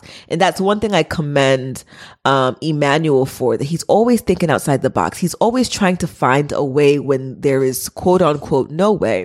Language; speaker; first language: English; early bilingual, other home language; Haitian Creole